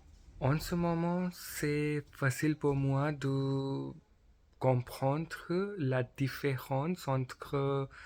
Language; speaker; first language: French; non-native, learner; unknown